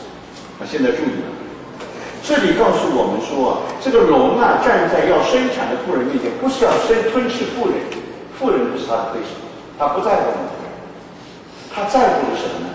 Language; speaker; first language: Chinese; native; Chinese